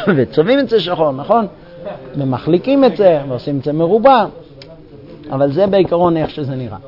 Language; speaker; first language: Hebrew; non-native, fluent; English